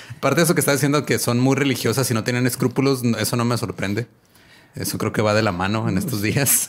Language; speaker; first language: Spanish; native; Spanish